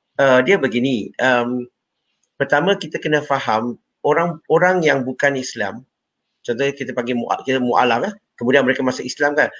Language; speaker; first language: Malay; non-native, local second language; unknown